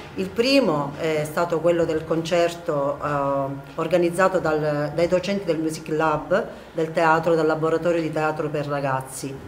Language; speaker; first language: Italian; native; Italian